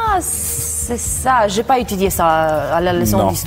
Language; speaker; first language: French; non-native, fluent; Romanian